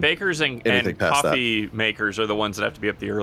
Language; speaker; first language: English; native; English